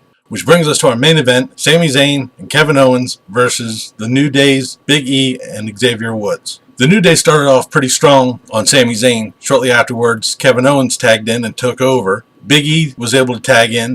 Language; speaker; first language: English; native; English